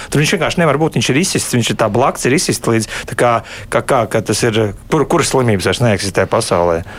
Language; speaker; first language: Latvian; native; Latvian